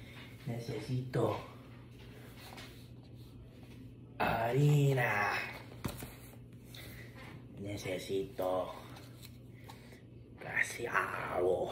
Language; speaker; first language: Spanish; non-native, learner; English